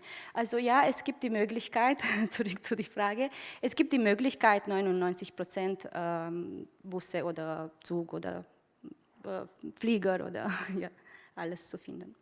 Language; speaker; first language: German; non-native, fluent; Romanian